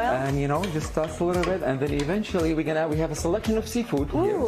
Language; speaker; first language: English; non-native, fluent; Arabic